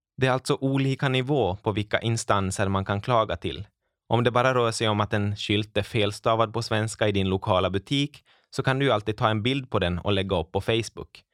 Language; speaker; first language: Swedish; native; Swedish